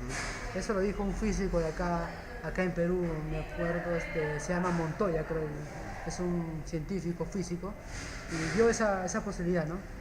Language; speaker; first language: Spanish; native; Spanish